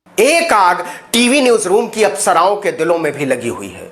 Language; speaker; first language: Hindi; native; Hindi